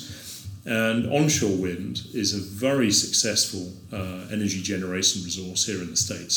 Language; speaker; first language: English; native; English